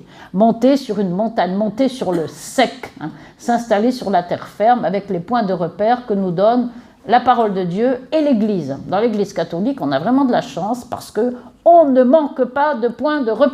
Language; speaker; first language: French; native; French